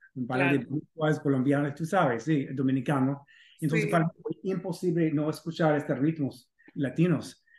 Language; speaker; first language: Spanish; non-native, fluent; English